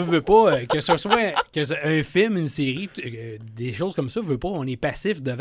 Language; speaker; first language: French; native; French